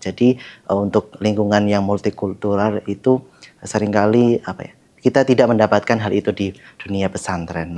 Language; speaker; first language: Indonesian; non-native, local second language; Javanese